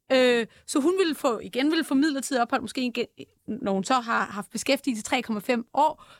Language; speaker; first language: Danish; native; Danish